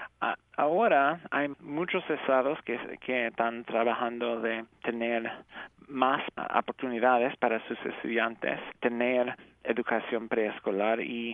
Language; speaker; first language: Spanish; early bilingual, heritage; English